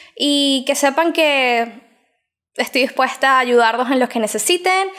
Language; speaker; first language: Spanish; native; Spanish